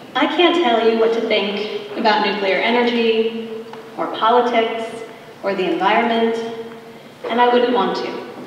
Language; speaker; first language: English; native; English